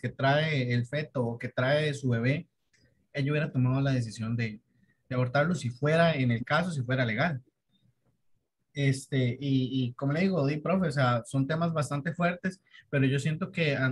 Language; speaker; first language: Spanish; native; Spanish